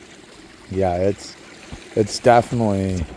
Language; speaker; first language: English; native; English